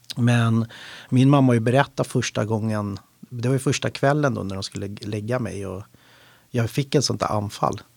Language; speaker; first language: Swedish; native; Swedish